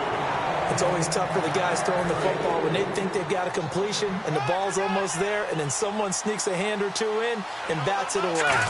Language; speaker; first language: English; native; English